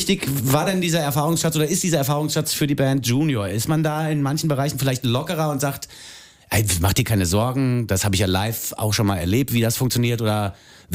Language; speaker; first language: German; native; German